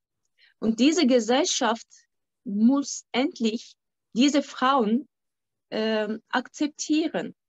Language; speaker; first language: German; non-native, fluent; Turkish